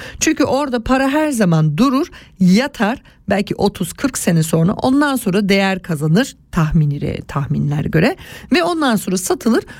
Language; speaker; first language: Turkish; early bilingual, heritage; Turkish